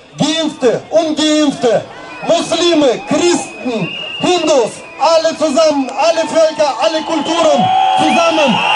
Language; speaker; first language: German; non-native, fluent; Russian